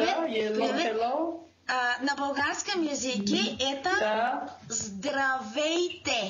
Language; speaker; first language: Russian; non-native, learner; Bulgarian